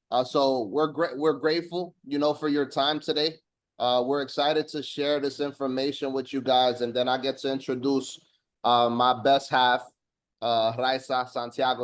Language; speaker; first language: English; native; English